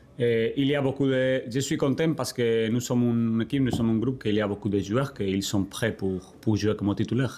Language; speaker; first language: French; non-native, learner; Spanish